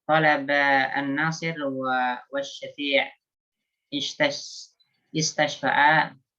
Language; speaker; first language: Arabic; non-native, learner; Indonesian